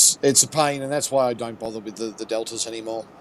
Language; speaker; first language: English; native; English